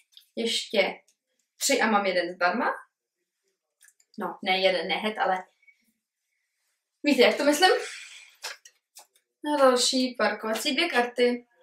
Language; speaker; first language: Czech; early bilingual, heritage; Czech